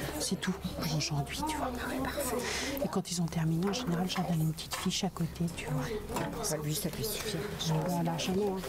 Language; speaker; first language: French; native; French